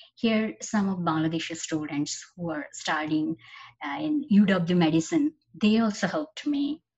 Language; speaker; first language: English; non-native, local second language; Bangla